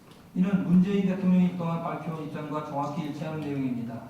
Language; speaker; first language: Korean; native; Korean